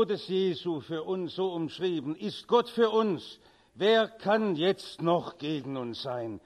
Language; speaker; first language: German; native; German